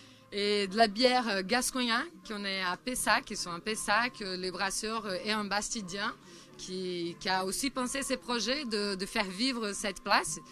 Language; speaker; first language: French; non-native, fluent; Portuguese